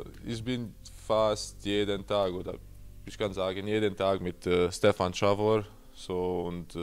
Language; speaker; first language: German; non-native, fluent; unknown